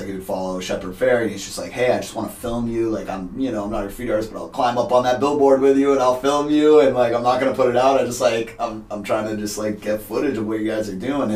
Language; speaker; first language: English; native; English